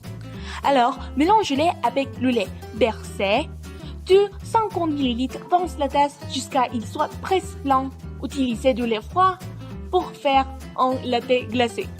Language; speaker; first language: French; non-native, learner; Spanish